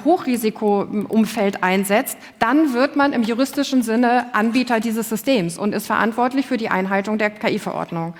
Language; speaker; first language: German; native; German